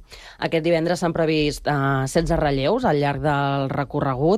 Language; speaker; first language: Catalan; native; Catalan